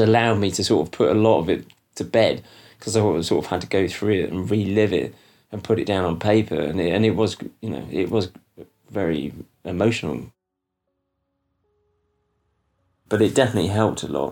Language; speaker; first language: English; native; English